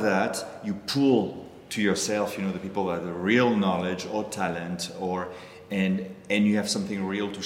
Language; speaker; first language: English; non-native, fluent; French